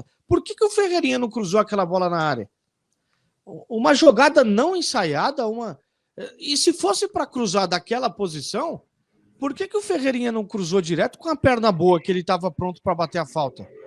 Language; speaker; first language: Portuguese; native; Portuguese